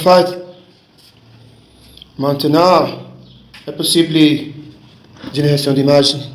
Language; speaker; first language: French; non-native, learner; Portuguese